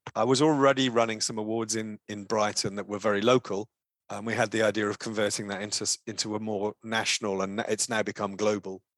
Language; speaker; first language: English; native; English